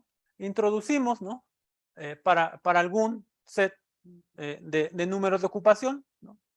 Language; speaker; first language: Spanish; native; Spanish